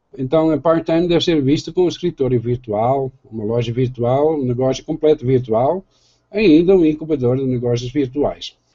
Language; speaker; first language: Portuguese; non-native, fluent; Dutch